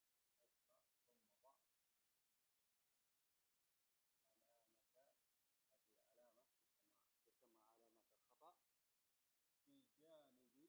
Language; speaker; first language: Arabic; non-native, fluent; Khmer